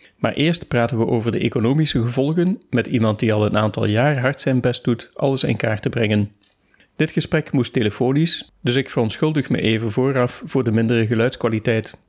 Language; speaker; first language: Dutch; native; Dutch